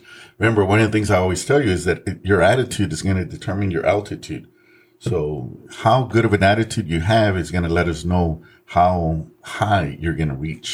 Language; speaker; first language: English; native; English